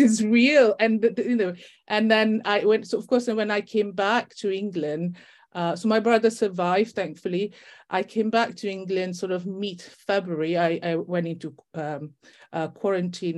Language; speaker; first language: English; non-native, local second language; Malay